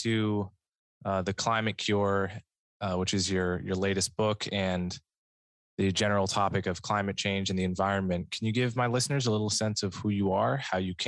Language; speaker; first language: English; native; English